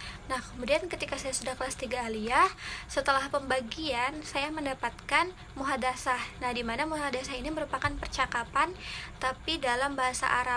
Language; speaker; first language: Indonesian; native; Indonesian